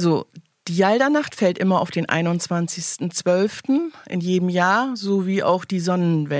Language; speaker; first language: German; native; German